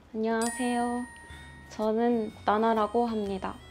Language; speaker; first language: Korean; non-native, learner; Japanese